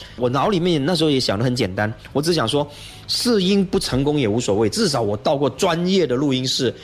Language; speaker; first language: Chinese; native; Chinese